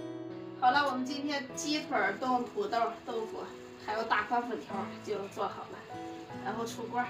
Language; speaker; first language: Chinese; native; Chinese